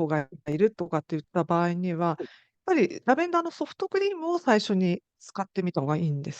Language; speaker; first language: Japanese; native; Japanese